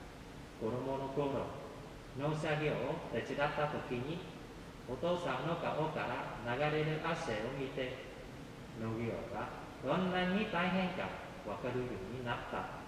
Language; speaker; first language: Japanese; non-native, fluent; Vietnamese